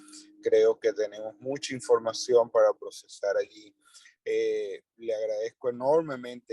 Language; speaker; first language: Spanish; native; Spanish